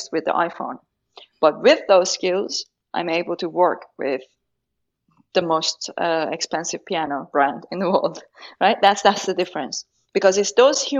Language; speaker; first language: English; non-native, fluent; Persian